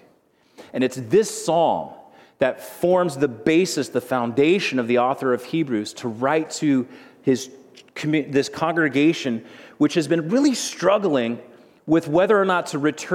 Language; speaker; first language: English; native; English